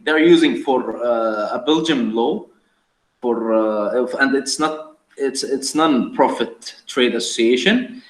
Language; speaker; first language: English; non-native, learner; Arabic